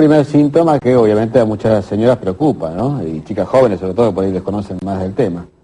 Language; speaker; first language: Spanish; native; Spanish